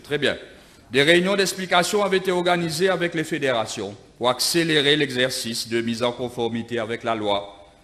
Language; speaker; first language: French; non-native, local second language; Morisyen